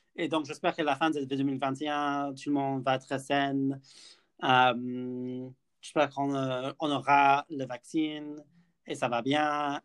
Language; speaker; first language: French; non-native, learner; English